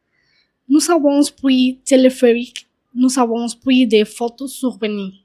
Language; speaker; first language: French; non-native, learner; Spanish